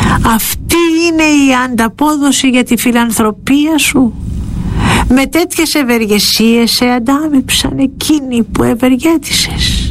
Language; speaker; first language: Greek; native; Greek